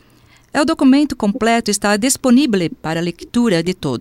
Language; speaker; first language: Spanish; non-native, fluent; Portuguese